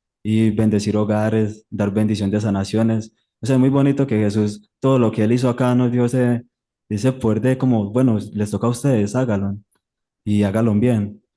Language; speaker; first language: Spanish; native; Spanish